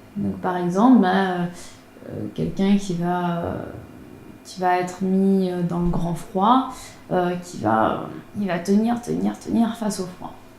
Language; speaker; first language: French; native; French